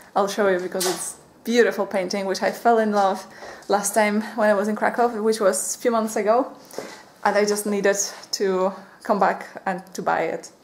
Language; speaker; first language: English; non-native, fluent; Polish